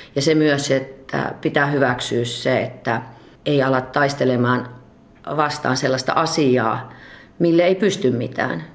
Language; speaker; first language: Finnish; native; Finnish